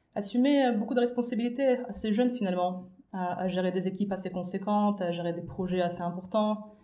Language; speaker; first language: French; non-native, fluent; Russian